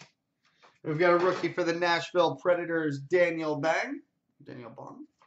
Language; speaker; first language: English; native; English